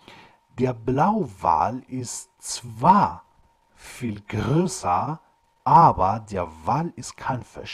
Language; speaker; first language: German; non-native, fluent; Persian